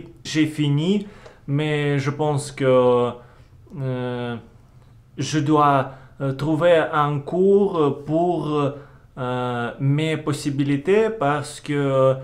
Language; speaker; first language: French; non-native, learner; Russian